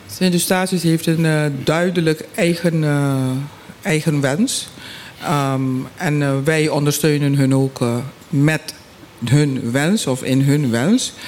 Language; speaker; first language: Dutch; non-native, local second language; Papiamento